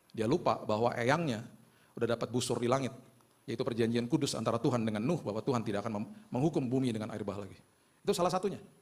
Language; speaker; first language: Indonesian; native; Indonesian